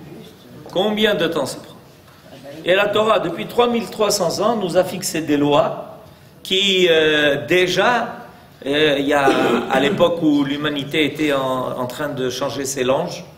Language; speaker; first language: French; native; French